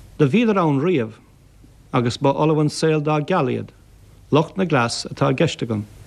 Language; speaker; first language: Irish; native; Irish